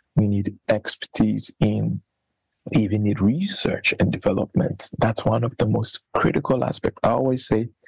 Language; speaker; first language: English; non-native, local second language; Akan